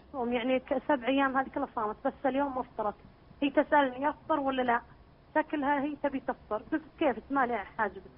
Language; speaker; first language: Arabic; native; Arabic